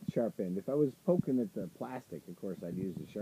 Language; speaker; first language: English; native; English